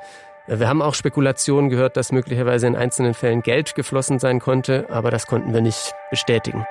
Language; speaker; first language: German; native; German